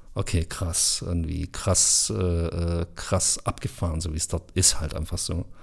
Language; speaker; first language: German; early bilingual, other home language; Bosnian